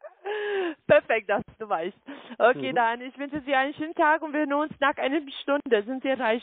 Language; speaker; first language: German; non-native, learner; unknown